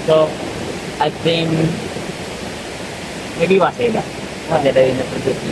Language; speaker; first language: English; non-native, learner; Indonesian